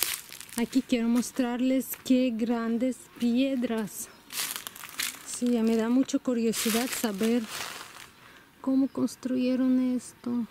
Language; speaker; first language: Spanish; non-native, learner; Russian